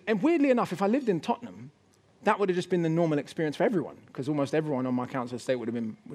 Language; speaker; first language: English; native; English